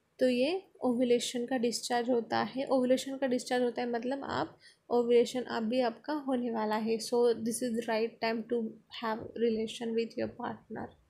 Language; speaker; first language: Hindi; non-native, local second language; Marathi